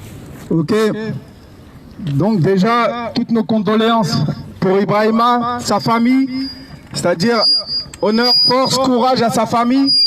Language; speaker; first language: French; native; French